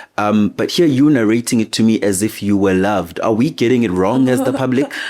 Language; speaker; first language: English; non-native, local second language; Zulu